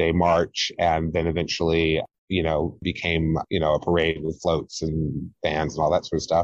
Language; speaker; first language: English; native; English